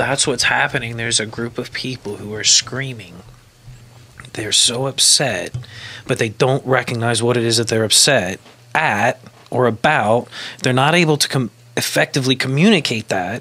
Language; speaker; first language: English; native; English